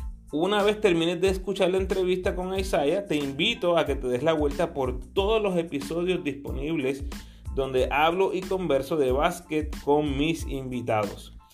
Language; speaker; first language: Spanish; native; Spanish